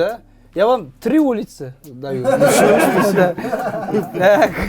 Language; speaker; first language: Russian; non-native, local second language; Kazakh